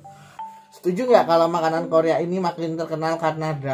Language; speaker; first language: Indonesian; native; Indonesian